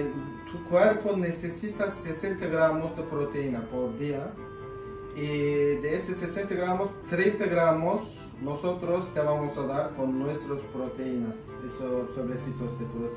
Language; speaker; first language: Spanish; non-native, fluent; Turkish